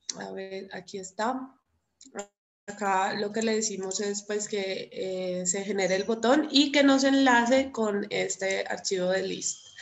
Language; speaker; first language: Spanish; native; Spanish